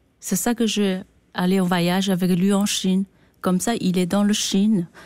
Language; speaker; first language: French; non-native, learner; Chinese